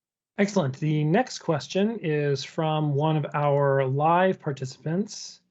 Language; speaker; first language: English; native; English